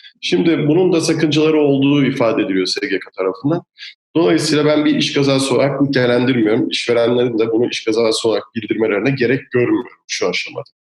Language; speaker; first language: Turkish; native; Turkish